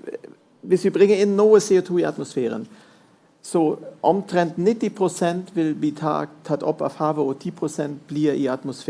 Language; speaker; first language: Norwegian; non-native, fluent; German